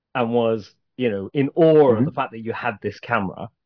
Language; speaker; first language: English; native; English